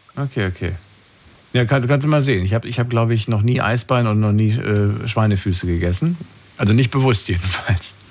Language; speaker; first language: German; native; German